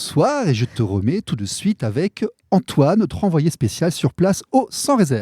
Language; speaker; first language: French; native; French